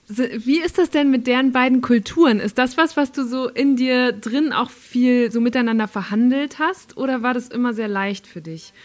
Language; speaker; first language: German; native; German